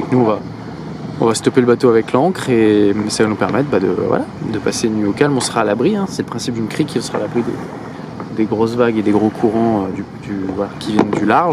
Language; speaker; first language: French; native; French